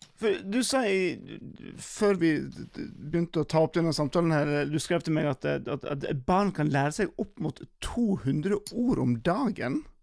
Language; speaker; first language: Norwegian; native; Norwegian